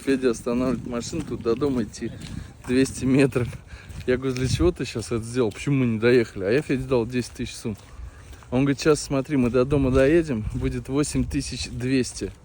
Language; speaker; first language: Russian; native; Russian